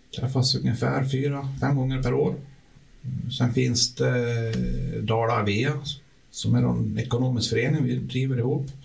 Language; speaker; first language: Swedish; native; Swedish